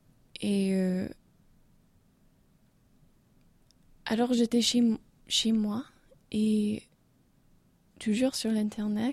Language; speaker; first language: French; non-native, learner; English